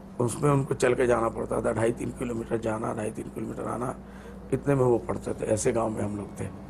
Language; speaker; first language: Hindi; non-native, local second language; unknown